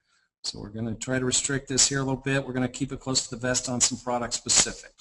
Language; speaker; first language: English; native; English